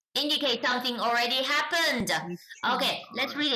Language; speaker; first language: English; non-native, fluent; Chinese